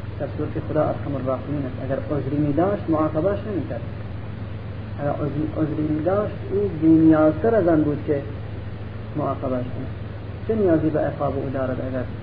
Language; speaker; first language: Persian; non-native, local second language; Central Kurdish